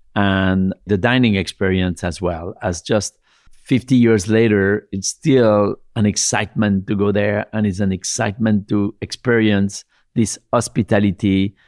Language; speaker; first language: English; non-native, fluent; French